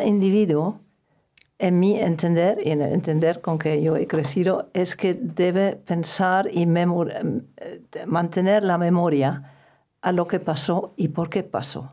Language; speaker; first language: Spanish; non-native, fluent; German